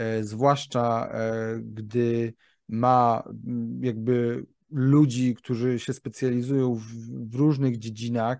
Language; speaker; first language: Polish; native; Polish